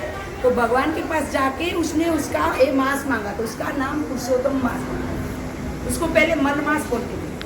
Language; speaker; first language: Hindi; non-native, local second language; Gujarati